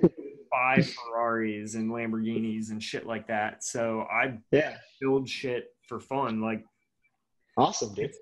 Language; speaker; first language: English; native; English